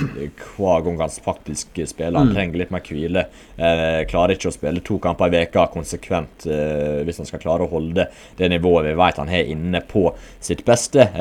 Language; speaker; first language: Norwegian; native; Norwegian